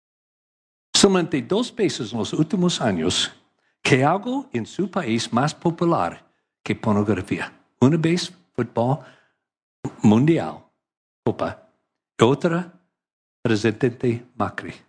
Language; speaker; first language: Spanish; non-native, learner; English